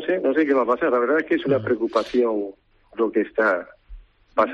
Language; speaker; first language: Spanish; native; Spanish